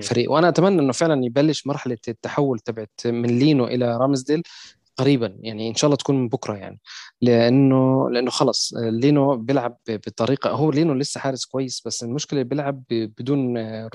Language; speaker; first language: Arabic; native; Arabic